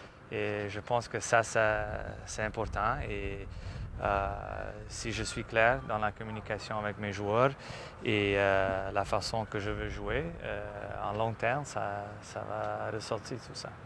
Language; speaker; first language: French; non-native, local second language; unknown